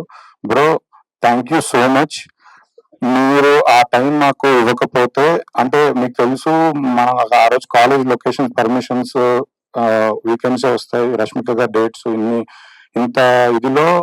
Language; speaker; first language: Telugu; native; Telugu